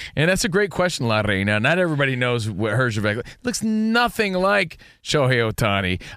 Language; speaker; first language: English; native; English